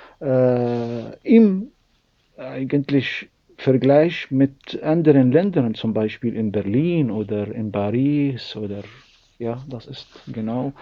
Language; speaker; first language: German; non-native, learner; Arabic